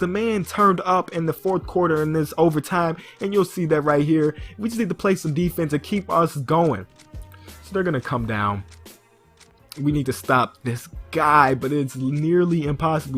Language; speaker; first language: English; native; English